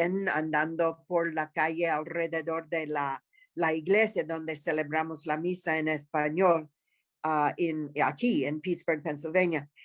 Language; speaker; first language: Spanish; non-native, fluent; English